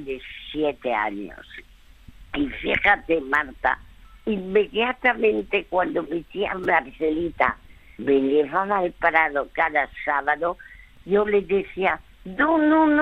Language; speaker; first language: Spanish; early bilingual, other home language; French